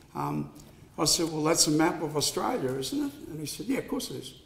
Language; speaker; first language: English; native; English